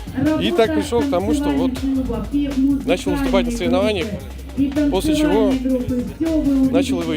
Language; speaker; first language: Russian; native; Russian